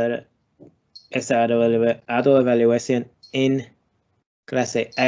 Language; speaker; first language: Spanish; non-native, learner; English